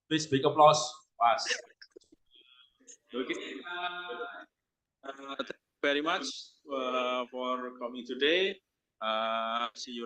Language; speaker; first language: English; non-native, learner; Indonesian